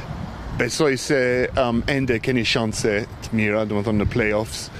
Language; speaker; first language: Albanian; non-native, fluent; English